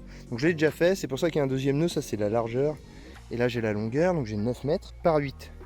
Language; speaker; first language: French; native; French